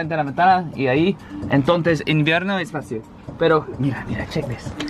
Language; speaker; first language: Spanish; non-native, learner; English